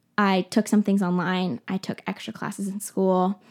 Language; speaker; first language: English; native; English